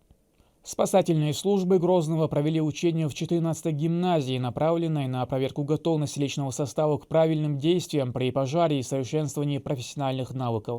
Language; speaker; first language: Russian; native; Russian